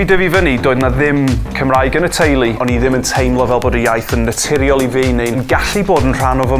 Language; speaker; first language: Welsh; non-native, local second language; English